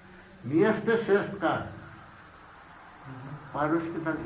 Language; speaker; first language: Russian; non-native, learner; Bangla